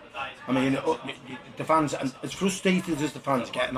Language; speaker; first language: English; native; English